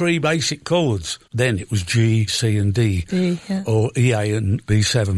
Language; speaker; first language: English; native; English